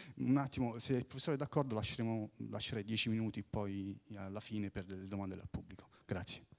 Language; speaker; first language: Italian; native; Italian